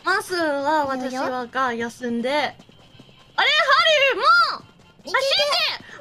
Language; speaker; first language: Japanese; non-native, learner; English